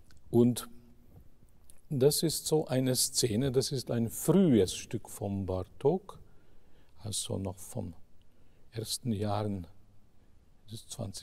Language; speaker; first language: German; non-native, fluent; Hungarian